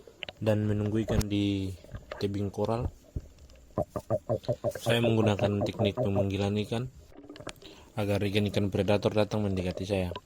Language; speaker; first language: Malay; non-native, local second language; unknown